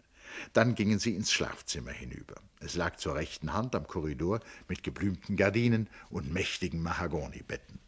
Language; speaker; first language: German; native; German